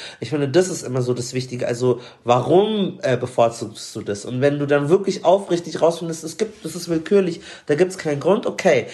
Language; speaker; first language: German; early bilingual, other home language; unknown